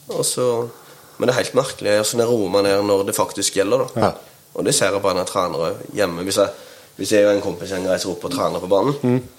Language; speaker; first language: Norwegian; native; Norwegian